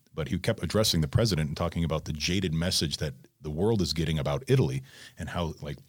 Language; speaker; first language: English; native; English